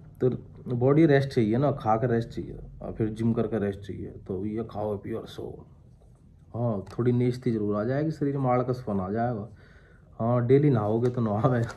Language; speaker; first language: Hindi; native; Hindi